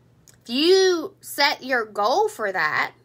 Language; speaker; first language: English; native; English